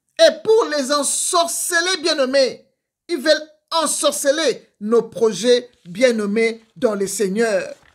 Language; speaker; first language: French; non-native, local second language; Lingala